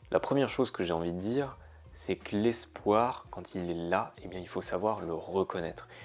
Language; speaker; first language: French; native; French